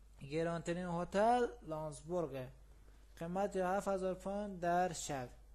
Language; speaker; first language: Persian; native; Persian